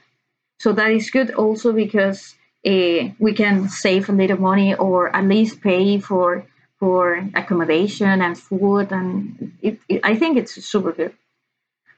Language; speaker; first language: English; non-native, learner; Spanish